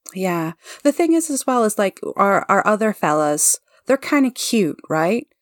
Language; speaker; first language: English; native; English